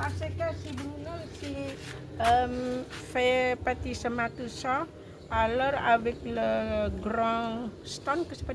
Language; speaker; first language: French; non-native, learner; Indonesian